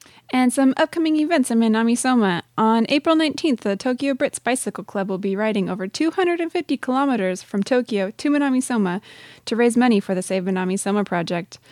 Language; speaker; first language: English; native; English